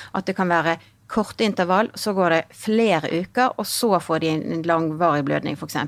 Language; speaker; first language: Norwegian; native; Norwegian